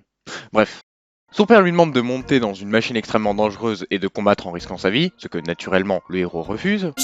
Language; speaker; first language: French; native; French